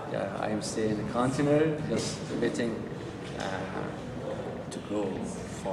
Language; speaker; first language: English; non-native, learner; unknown